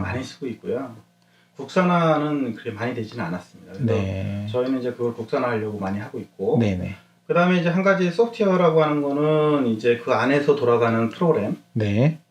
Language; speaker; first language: Korean; native; Korean